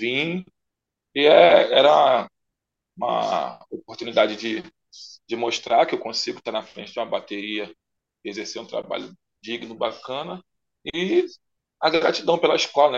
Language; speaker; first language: Portuguese; native; Portuguese